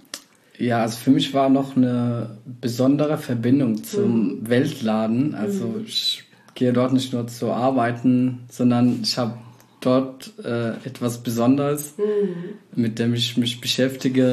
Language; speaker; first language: German; non-native, fluent; Arabic